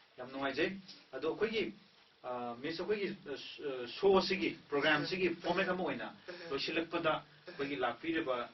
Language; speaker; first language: Manipuri; native; Manipuri